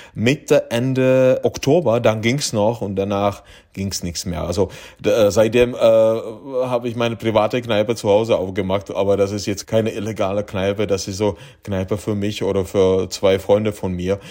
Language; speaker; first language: German; non-native, fluent; Czech